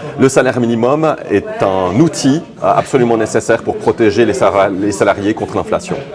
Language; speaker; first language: French; native; French